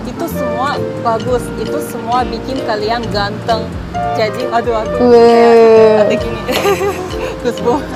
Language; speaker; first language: Indonesian; non-native, fluent; Russian